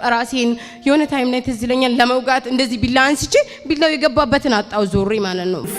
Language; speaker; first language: Amharic; non-native, local second language; Oromo